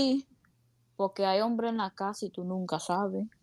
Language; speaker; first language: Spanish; early bilingual, heritage; Spanish